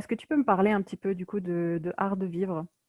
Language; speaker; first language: French; native; French